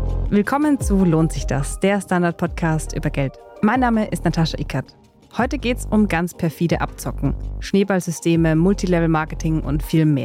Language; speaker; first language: German; native; German